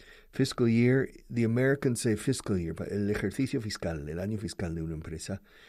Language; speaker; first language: Spanish; non-native, fluent; English